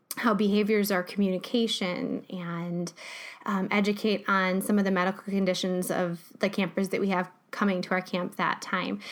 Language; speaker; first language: English; native; English